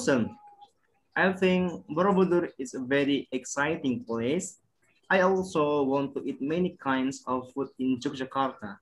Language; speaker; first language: English; non-native, learner; Indonesian